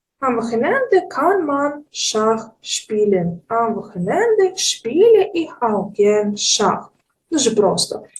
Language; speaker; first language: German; non-native, learner; Ukrainian